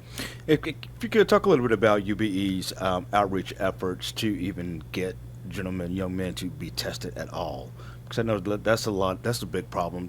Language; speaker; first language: English; native; English